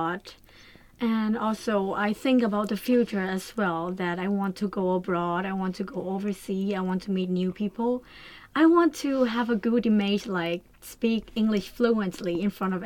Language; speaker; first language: English; non-native, learner; Thai